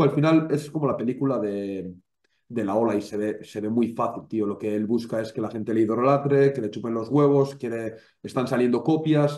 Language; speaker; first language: Spanish; native; Spanish